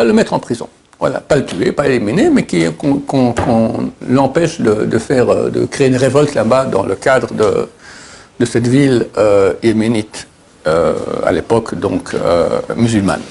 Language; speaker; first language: French; native; French